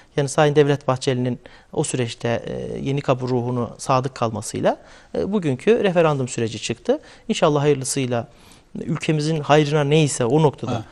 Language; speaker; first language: Turkish; native; Turkish